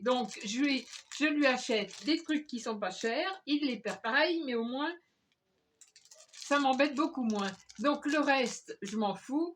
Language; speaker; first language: French; native; French